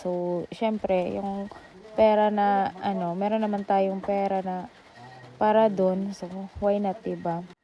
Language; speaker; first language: Filipino; non-native, local second language; Cebuano